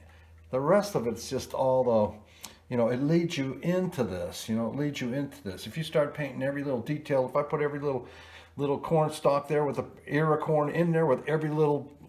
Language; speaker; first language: English; native; English